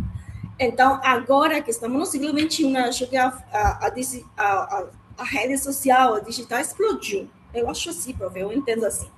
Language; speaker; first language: Portuguese; non-native, learner; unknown